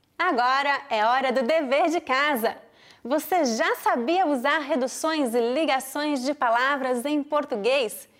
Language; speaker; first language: Portuguese; native; Portuguese